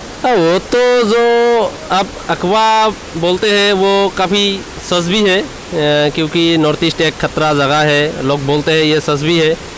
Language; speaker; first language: Hindi; non-native, local second language; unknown